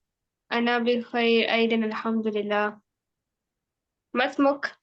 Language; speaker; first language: Arabic; non-native, learner; Urdu